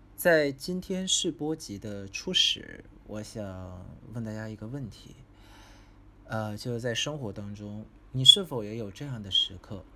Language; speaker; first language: Chinese; non-native, fluent; Vietnamese